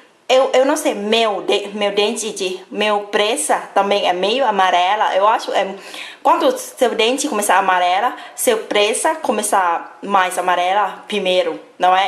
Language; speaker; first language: Portuguese; non-native, fluent; Thai